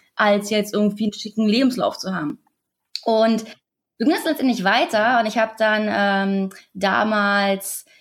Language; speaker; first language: German; native; German